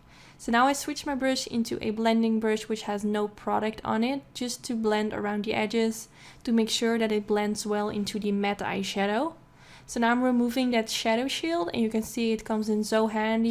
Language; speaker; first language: English; non-native, fluent; Dutch